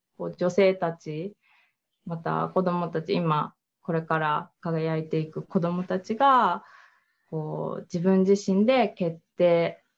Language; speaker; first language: Japanese; native; Japanese